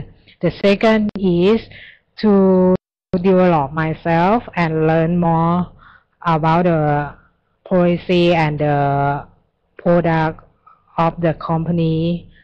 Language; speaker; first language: English; non-native, learner; Thai